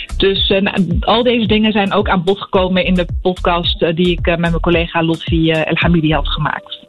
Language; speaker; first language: Dutch; early bilingual, other home language; Arabic